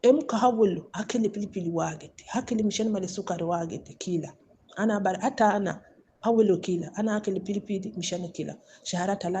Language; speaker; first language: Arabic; non-native, learner; Rundi